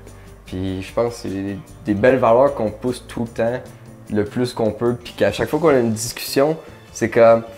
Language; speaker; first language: French; native; French